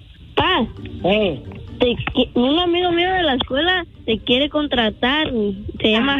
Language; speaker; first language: Spanish; early bilingual, other home language; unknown